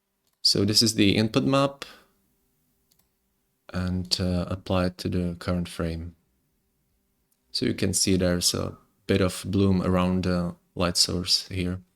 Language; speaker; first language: English; non-native, fluent; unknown